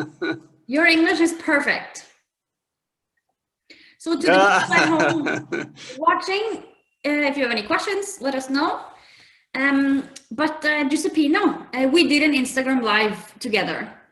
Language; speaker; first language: English; non-native, fluent; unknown